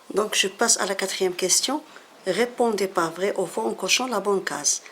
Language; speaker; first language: French; non-native, local second language; Arabic